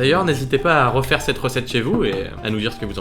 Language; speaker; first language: French; native; French